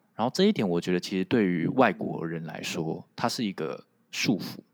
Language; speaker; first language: Chinese; non-native, local second language; Min Nan Chinese